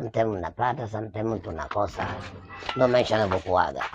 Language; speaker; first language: Swahili; native; Swahili